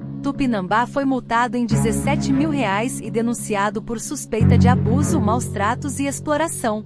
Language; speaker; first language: Portuguese; native; Portuguese